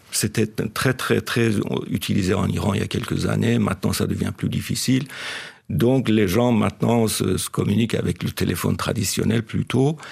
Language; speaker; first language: French; non-native, fluent; Persian